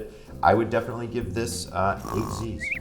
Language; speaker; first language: English; native; English